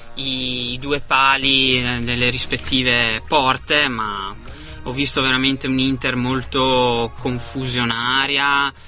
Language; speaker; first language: Italian; native; Italian